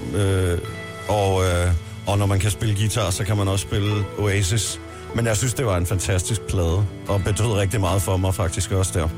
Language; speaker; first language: Danish; native; Danish